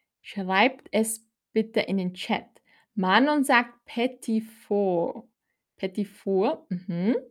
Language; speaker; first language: German; non-native, fluent; Filipino